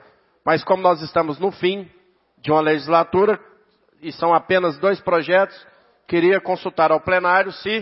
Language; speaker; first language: Portuguese; native; Portuguese